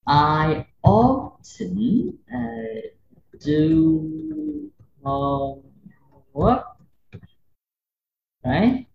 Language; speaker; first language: English; non-native, fluent; Vietnamese